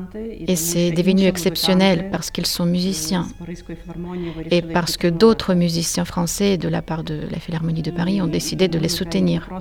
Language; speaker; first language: French; non-native, fluent; Ukrainian